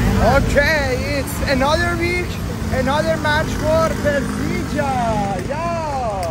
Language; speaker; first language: English; non-native, fluent; Persian